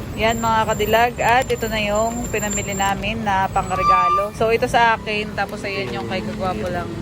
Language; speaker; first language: Filipino; native; Filipino